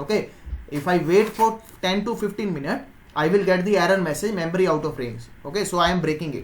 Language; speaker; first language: English; non-native, local second language; Hindi